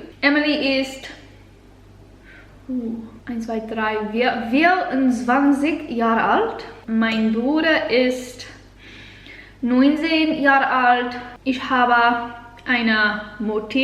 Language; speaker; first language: German; non-native, learner; English